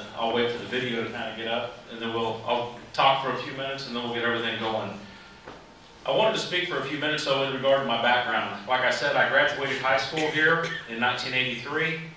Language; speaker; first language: English; native; English